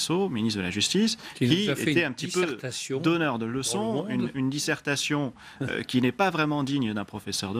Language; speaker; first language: French; native; French